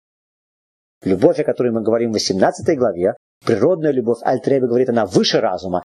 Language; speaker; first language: Russian; native; Russian